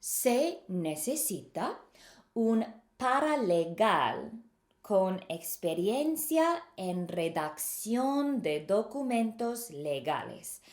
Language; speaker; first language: Spanish; non-native, fluent; English